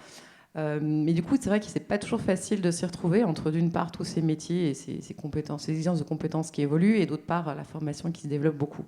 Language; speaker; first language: French; native; French